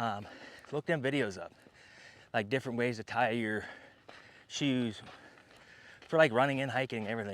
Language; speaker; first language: English; native; English